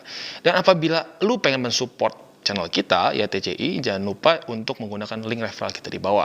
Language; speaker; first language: Indonesian; native; Indonesian